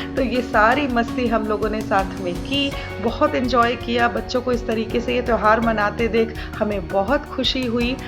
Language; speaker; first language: Hindi; native; Hindi